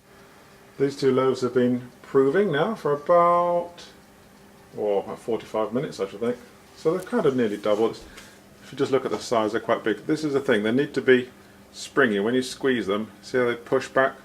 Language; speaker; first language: English; native; English